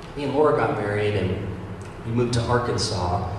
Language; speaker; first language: English; native; English